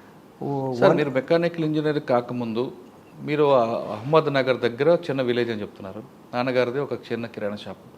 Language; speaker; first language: Telugu; native; Telugu